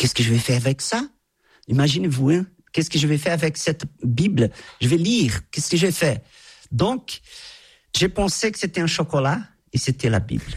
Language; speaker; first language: French; non-native, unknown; Portuguese